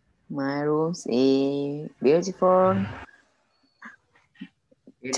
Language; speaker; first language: English; non-native, learner; Vietnamese